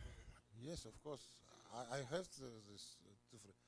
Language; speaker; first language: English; non-native, learner; Russian